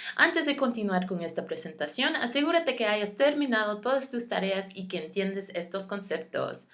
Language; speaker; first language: Spanish; early bilingual, heritage; Spanish